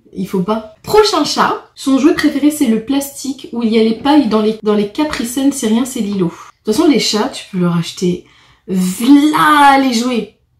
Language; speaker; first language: French; native; French